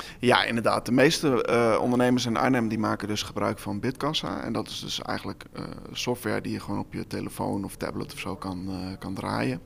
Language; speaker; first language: Dutch; native; Dutch